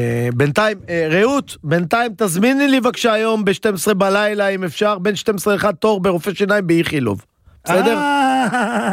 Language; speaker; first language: Hebrew; native; Hebrew